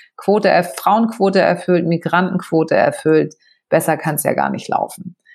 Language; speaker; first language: German; early bilingual, other home language; Greek